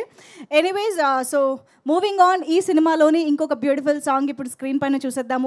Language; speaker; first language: Telugu; native; Telugu